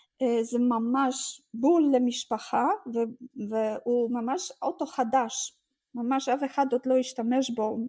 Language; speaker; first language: Hebrew; non-native, fluent; Russian